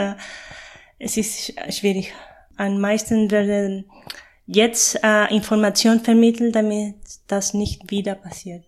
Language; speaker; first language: German; non-native, fluent; Spanish